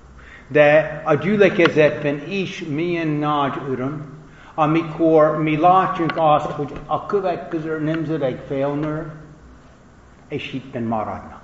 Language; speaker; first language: Hungarian; non-native, fluent; English